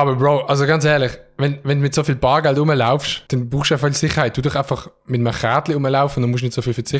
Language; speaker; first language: German; native; German